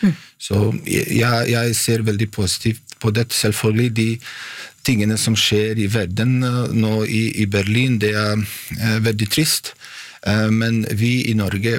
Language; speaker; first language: Norwegian; non-native, fluent; Bosnian